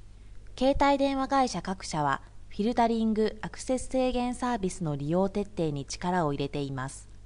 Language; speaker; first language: Japanese; native; Japanese